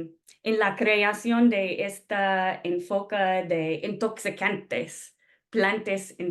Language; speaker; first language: Spanish; non-native, fluent; English